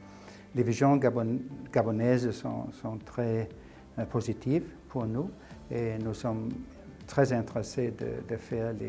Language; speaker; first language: French; non-native, fluent; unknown